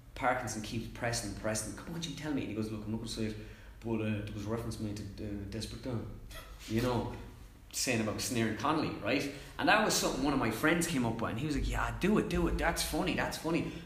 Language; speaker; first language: English; native; English